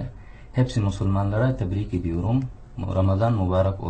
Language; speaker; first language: Turkish; non-native, fluent; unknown